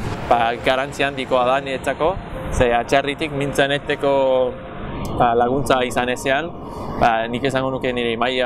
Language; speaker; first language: Basque; non-native, fluent; English